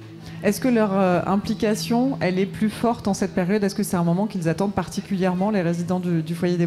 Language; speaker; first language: French; native; French